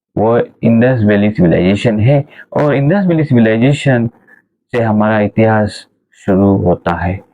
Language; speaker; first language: Hindi; non-native, local second language; Sylheti